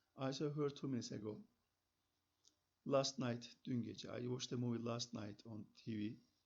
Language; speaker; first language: English; non-native, fluent; Turkish